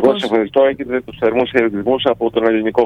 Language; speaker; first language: Greek; native; Greek